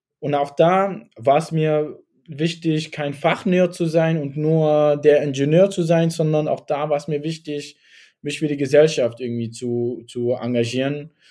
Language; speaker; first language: German; early bilingual, other home language; Kurdish